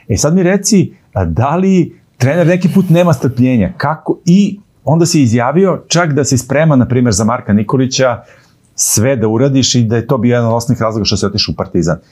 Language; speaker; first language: Serbian; native; Serbian